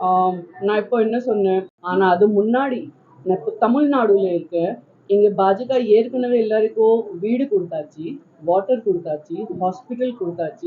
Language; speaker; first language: Tamil; non-native, learner; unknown